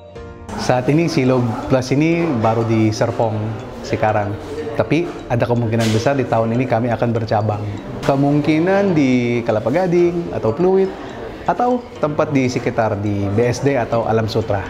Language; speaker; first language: Indonesian; non-native, fluent; Filipino